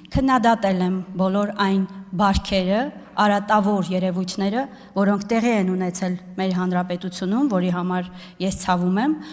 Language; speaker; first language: Armenian; native; Armenian